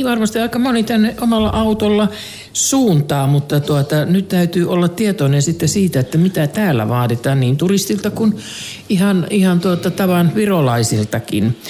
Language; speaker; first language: Finnish; native; Finnish